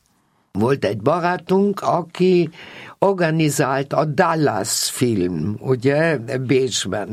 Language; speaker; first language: Hungarian; non-native, fluent; German